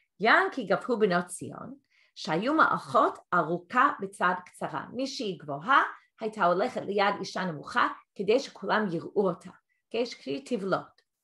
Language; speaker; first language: Hebrew; non-native, fluent; English